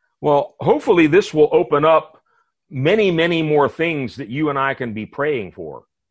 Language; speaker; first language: English; native; English